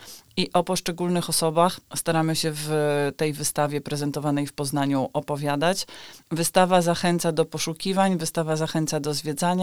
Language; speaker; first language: Polish; native; Polish